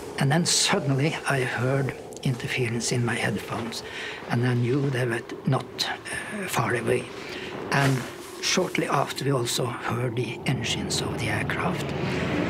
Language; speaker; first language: English; non-native, fluent; Norwegian